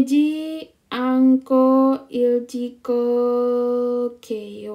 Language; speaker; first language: Korean; non-native, fluent; Indonesian